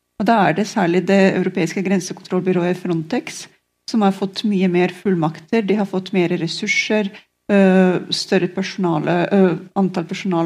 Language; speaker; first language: Norwegian; non-native, fluent; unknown